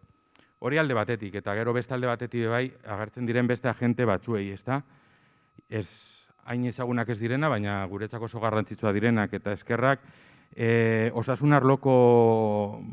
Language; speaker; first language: Basque; native; Basque